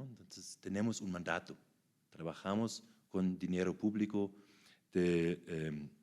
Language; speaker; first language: Spanish; non-native, fluent; German